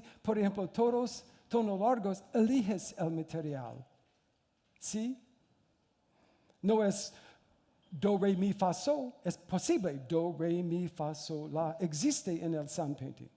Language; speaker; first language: Spanish; non-native, learner; English